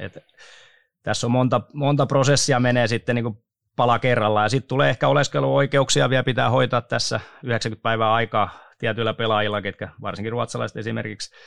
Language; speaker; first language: Finnish; native; Finnish